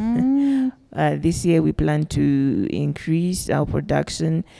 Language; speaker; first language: English; non-native, local second language; Shona